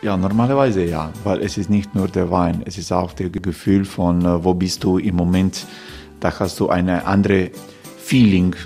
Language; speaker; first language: German; non-native, learner; Croatian